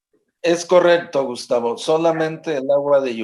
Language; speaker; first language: Spanish; native; Spanish